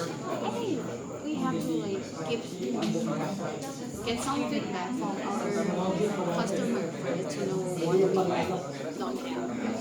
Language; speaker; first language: English; non-native, learner; Indonesian